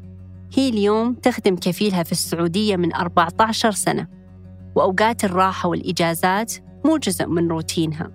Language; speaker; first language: Arabic; native; Arabic